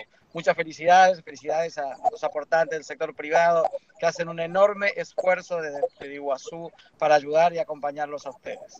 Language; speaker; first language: Spanish; native; Spanish